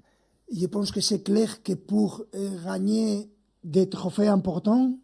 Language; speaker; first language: French; non-native, fluent; Spanish